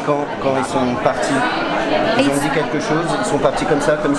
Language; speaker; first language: French; native; French